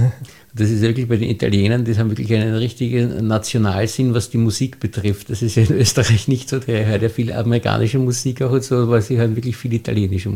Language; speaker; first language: German; native; German